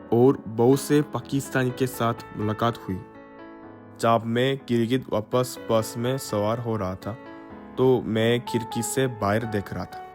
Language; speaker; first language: Urdu; non-native, learner; Korean